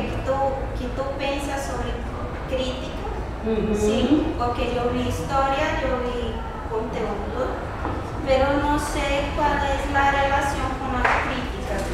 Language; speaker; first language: Spanish; non-native, learner; Portuguese